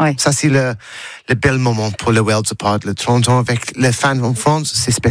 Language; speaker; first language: French; non-native, learner; English